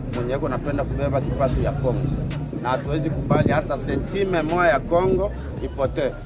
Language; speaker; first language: Swahili; native; Swahili